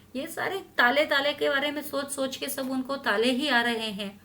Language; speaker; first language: Hindi; non-native, local second language; Marathi